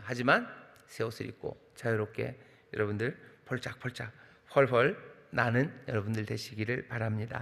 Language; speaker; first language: Korean; native; Korean